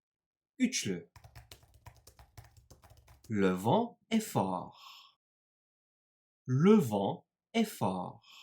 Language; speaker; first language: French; non-native, fluent; Turkish